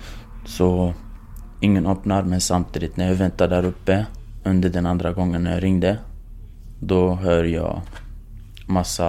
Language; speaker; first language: Swedish; non-native, fluent; Kurdish